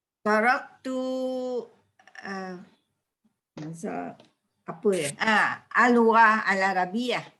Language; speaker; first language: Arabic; non-native, learner; Malay